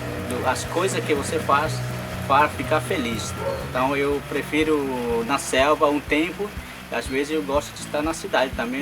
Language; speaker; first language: Portuguese; non-native, local second language; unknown